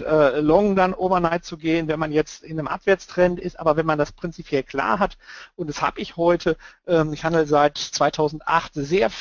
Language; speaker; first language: German; native; German